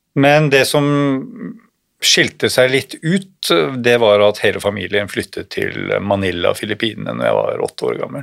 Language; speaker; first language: Norwegian; native; Norwegian